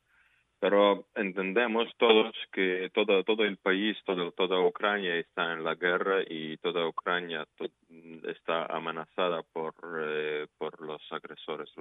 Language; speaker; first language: Spanish; non-native, fluent; Ukrainian